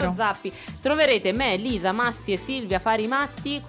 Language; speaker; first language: Italian; native; Italian